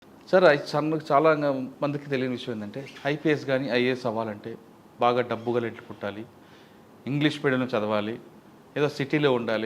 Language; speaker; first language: Telugu; native; Telugu